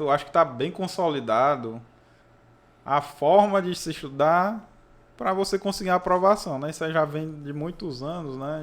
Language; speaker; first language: Portuguese; native; Portuguese